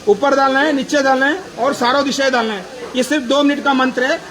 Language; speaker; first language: Hindi; non-native, local second language; Telugu